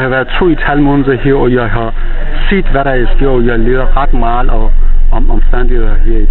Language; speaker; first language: Danish; non-native, fluent; Persian